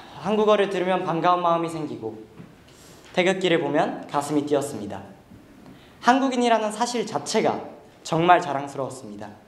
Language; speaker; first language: Korean; early bilingual, heritage; Korean